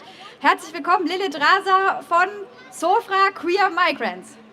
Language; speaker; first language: German; native; German